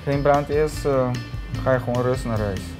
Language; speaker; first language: Dutch; non-native, local second language; Papiamento